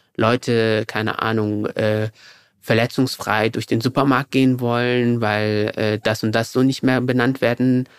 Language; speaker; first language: German; early bilingual, other home language; Arabic